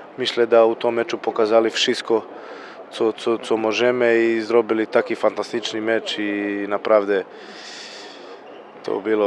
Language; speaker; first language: Polish; non-native, learner; Croatian